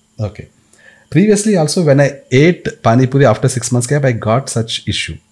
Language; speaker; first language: English; non-native, local second language; Telugu